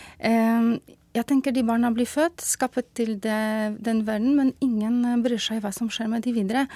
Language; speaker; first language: Norwegian; non-native, fluent; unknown